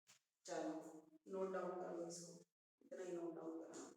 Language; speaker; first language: Hindi; native; Hindi